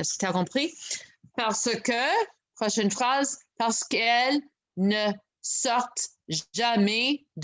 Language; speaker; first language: French; non-native, local second language; English